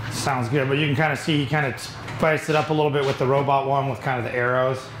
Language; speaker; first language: English; native; English